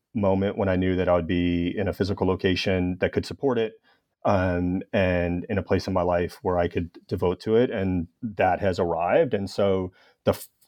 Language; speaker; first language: English; native; English